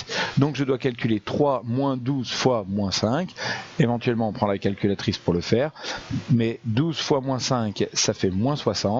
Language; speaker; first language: French; native; French